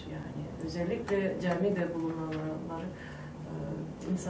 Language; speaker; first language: Turkish; non-native, fluent; Tajik